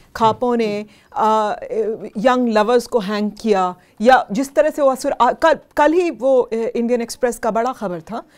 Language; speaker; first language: Hindi; native; Hindi